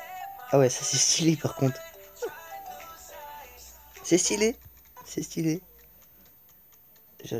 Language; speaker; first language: French; native; French